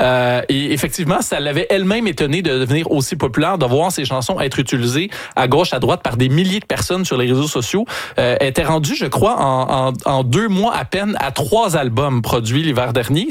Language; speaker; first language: French; native; French